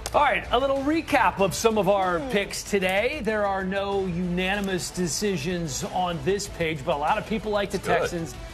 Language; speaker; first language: English; native; English